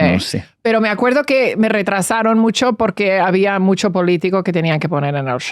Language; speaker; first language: Spanish; early bilingual, heritage; English